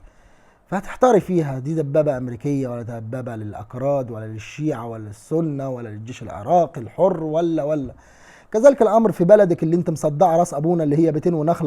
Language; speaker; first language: Arabic; native; Arabic